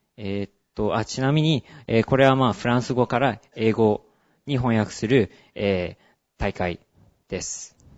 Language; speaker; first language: Japanese; early bilingual, heritage; Japanese